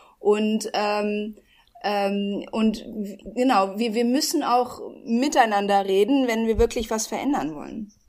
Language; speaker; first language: German; native; German